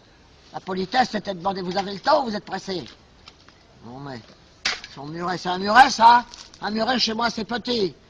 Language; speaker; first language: French; native; French